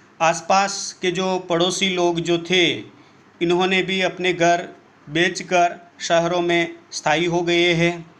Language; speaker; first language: Hindi; non-native, local second language; Gujarati